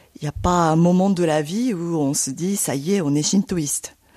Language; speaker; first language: French; non-native, fluent; Japanese